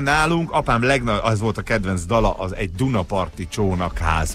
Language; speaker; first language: Hungarian; native; Hungarian